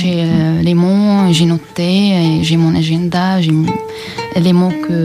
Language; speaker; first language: French; non-native, learner; Arabic